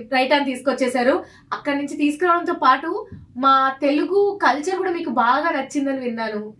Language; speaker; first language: Telugu; native; Telugu